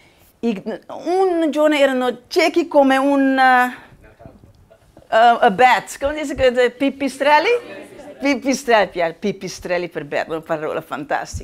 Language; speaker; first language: Italian; non-native, learner; Spanish